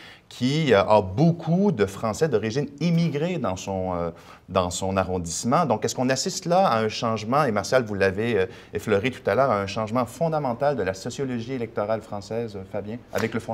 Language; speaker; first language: French; native; French